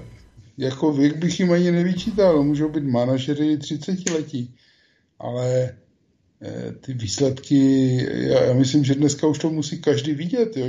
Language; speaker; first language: Czech; native; Czech